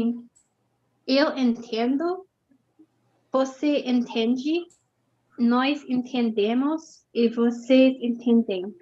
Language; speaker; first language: Portuguese; non-native, learner; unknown